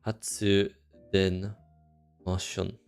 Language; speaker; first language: Japanese; non-native, fluent; English